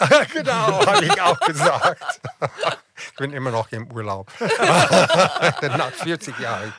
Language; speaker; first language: German; non-native, fluent; English